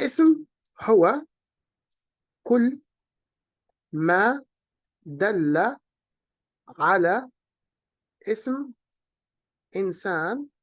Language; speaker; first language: Arabic; native; Arabic